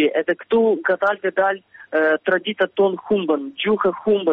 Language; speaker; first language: Albanian; early bilingual, heritage; Albanian